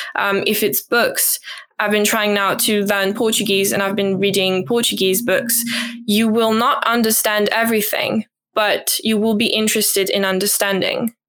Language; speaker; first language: English; non-native, fluent; French